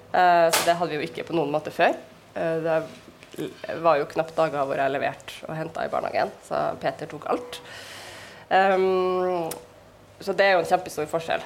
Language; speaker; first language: Norwegian; native; Norwegian